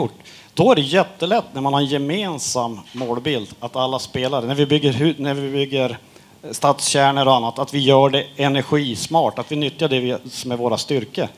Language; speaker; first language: Swedish; native; Swedish